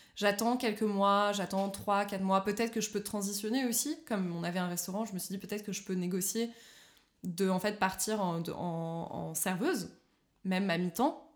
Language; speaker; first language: French; native; French